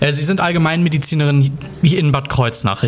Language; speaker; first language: German; native; German